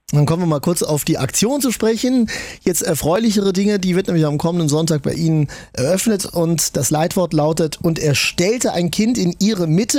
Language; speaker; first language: German; native; German